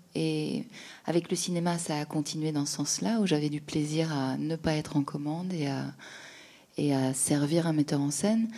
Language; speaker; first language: French; native; French